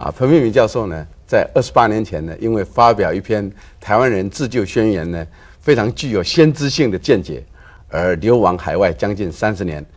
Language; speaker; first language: Chinese; non-native, local second language; Min Nan Chinese